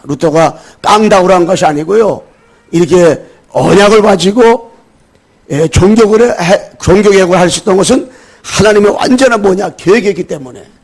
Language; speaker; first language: Korean; native; Korean